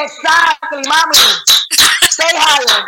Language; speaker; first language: English; non-native, learner; Spanish